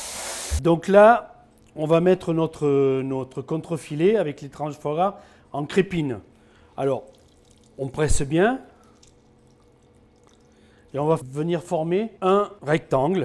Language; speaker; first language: French; native; French